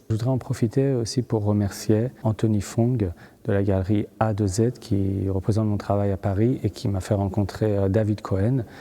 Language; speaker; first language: French; early bilingual, other home language; Persian